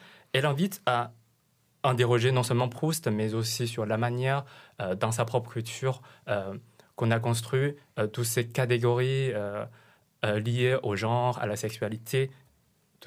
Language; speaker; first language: French; non-native, fluent; Chinese